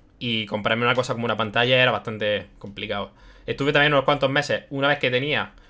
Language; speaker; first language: Spanish; early bilingual, other home language; German